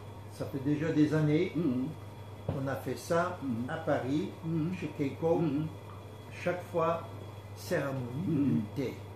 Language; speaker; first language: French; non-native, fluent; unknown